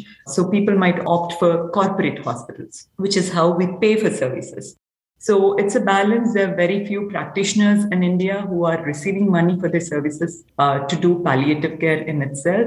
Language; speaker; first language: English; non-native, local second language; Telugu